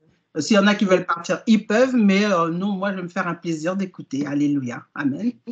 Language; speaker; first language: French; native; French